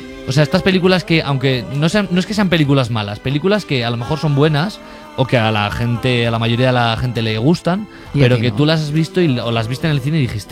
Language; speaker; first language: Spanish; native; Spanish